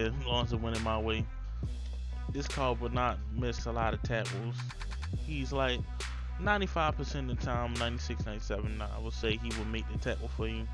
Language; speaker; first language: English; native; English